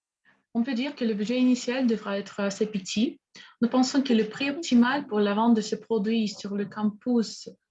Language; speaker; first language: French; non-native, learner; Spanish